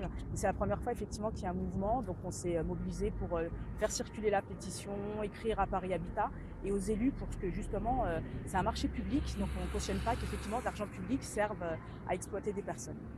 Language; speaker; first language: French; native; French